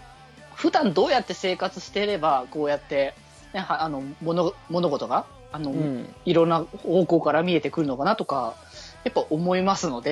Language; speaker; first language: Japanese; native; Japanese